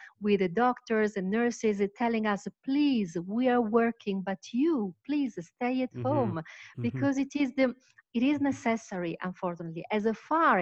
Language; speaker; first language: English; non-native, fluent; Italian